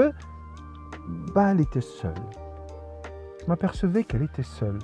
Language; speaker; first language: French; early bilingual, other home language; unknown